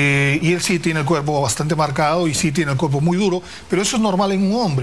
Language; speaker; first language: Spanish; native; Spanish